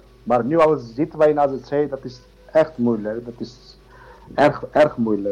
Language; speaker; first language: Dutch; non-native, learner; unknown